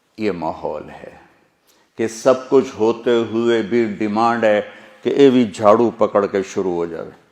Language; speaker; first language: Urdu; non-native, local second language; Punjabi